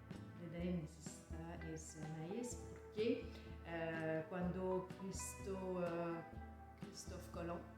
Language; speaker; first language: Spanish; non-native, learner; French